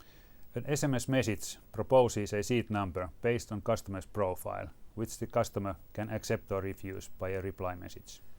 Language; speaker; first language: English; non-native, fluent; Finnish